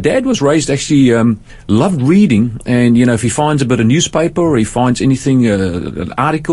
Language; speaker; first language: English; native; English